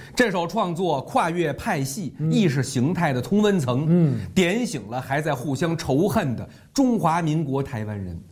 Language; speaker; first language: Chinese; native; Chinese